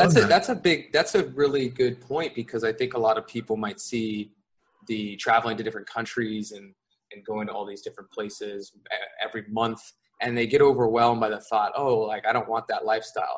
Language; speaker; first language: English; native; English